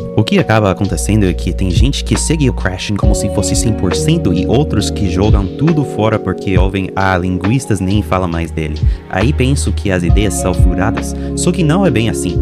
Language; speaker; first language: Portuguese; non-native, fluent; English